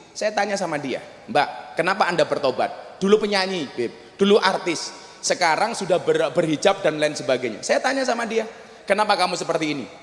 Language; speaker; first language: Indonesian; non-native, local second language; Javanese